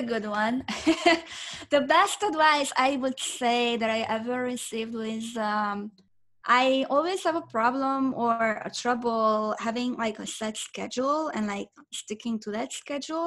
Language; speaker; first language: English; non-native, fluent; Hungarian